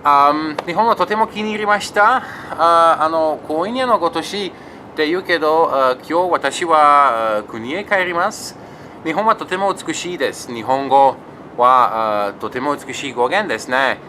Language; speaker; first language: Japanese; non-native, learner; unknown